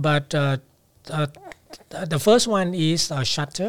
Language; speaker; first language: English; non-native, fluent; Thai